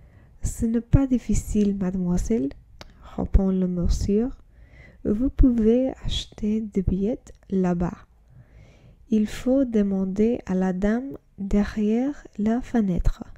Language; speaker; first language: French; non-native, learner; English